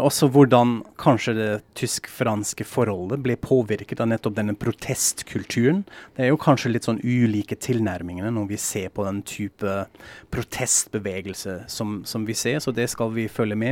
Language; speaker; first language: Norwegian; non-native, fluent; German